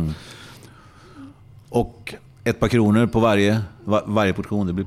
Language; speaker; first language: Swedish; native; Swedish